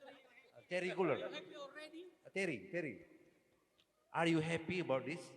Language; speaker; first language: English; non-native, learner; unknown